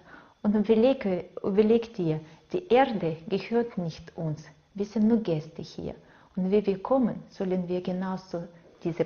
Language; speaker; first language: German; non-native, fluent; Russian